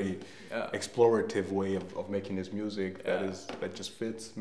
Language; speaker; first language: English; non-native, fluent; Danish